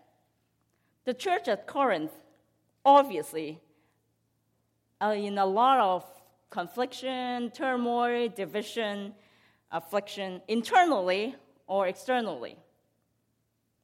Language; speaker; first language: English; non-native, local second language; Cantonese